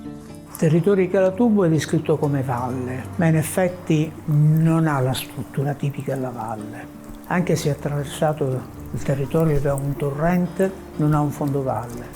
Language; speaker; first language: Italian; native; Italian